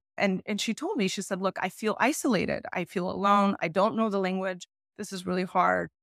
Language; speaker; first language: English; native; English